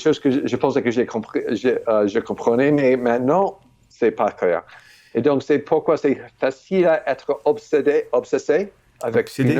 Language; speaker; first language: French; non-native, fluent; English